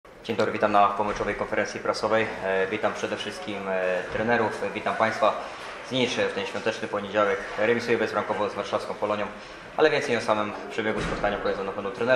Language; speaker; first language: Polish; native; Polish